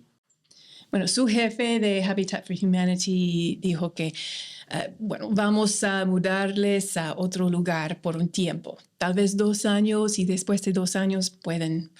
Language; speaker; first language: Spanish; non-native, fluent; English